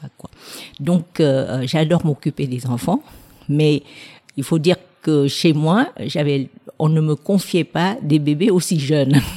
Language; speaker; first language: French; non-native, fluent; Vietnamese